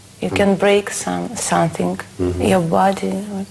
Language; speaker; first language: English; non-native, learner; Russian